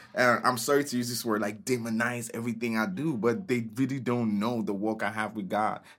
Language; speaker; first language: English; non-native, local second language; Igbo